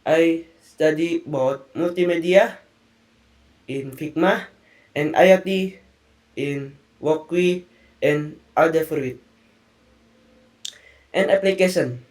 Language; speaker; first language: English; non-native, learner; Indonesian